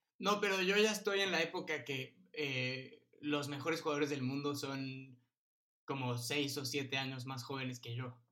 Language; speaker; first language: Spanish; native; Spanish